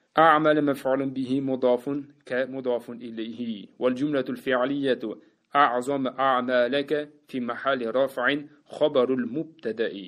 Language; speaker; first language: Arabic; non-native, fluent; Uzbek